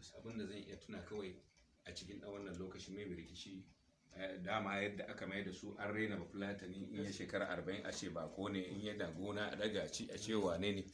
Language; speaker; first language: Hausa; non-native, local second language; Fula